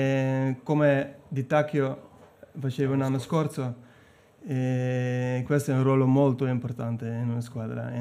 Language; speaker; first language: Italian; non-native, fluent; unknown